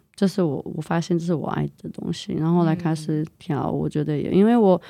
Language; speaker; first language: Chinese; non-native, fluent; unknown